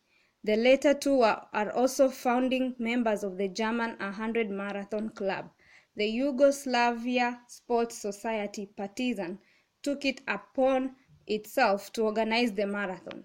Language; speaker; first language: English; non-native, local second language; Kamba